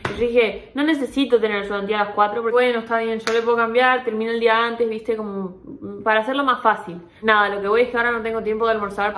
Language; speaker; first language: Spanish; native; Spanish